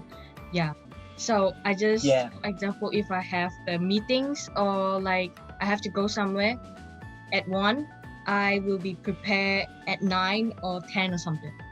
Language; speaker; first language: English; non-native, local second language; Chinese